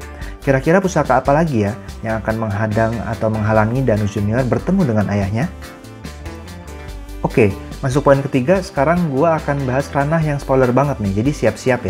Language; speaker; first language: Indonesian; native; Indonesian